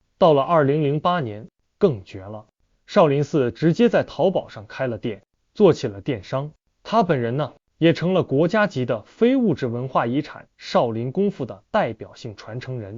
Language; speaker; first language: Chinese; native; Chinese